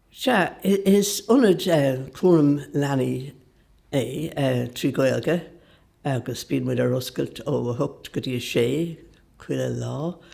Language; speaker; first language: Irish; non-native, local second language; English